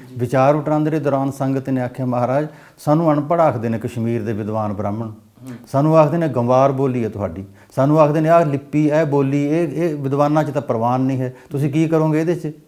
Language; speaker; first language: Punjabi; non-native, local second language; Haryanvi